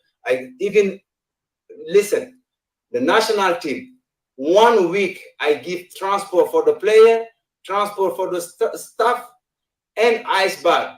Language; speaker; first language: English; non-native, learner; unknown